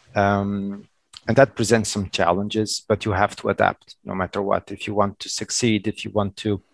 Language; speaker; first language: English; non-native, fluent; Portuguese